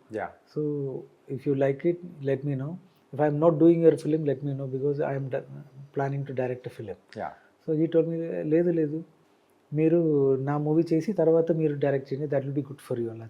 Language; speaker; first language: Telugu; non-native, learner; Malayalam